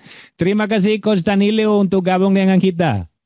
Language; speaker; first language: Indonesian; non-native, fluent; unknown